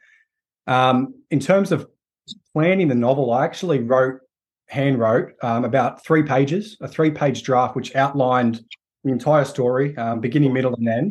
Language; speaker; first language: English; native; English